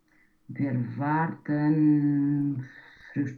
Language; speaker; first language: German; non-native, learner; Romanian